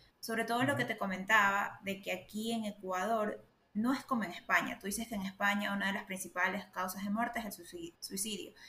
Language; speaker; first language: Spanish; native; Spanish